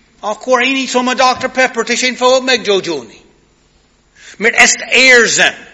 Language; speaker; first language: Hungarian; non-native, fluent; English